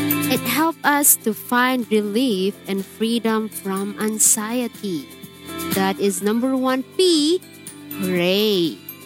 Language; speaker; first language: English; non-native, local second language; Filipino